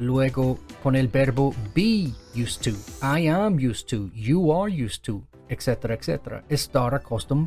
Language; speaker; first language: Spanish; non-native, fluent; English